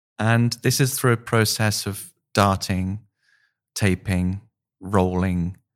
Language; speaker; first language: English; native; English